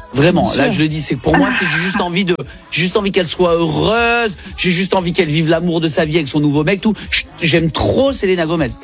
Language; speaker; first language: French; native; French